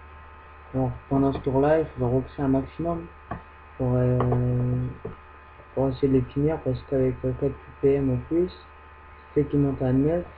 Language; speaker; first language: French; native; French